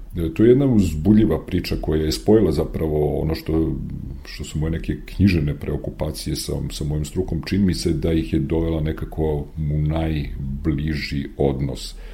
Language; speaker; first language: Serbian; native; Serbian